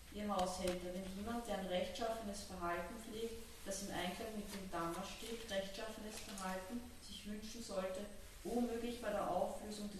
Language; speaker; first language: German; native; German